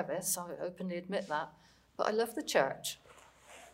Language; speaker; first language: English; native; English